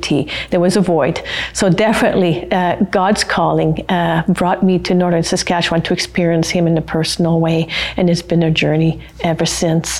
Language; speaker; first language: English; non-native, fluent; French